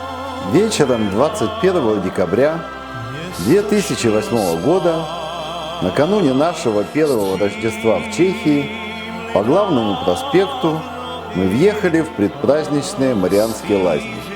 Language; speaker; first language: Russian; native; Russian